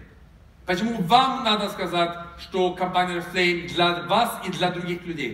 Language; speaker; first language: Russian; non-native, fluent; Swedish